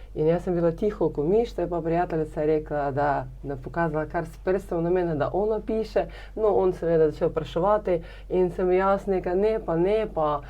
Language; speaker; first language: Slovenian; non-native, fluent; Ukrainian